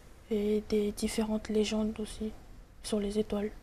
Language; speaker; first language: French; non-native, local second language; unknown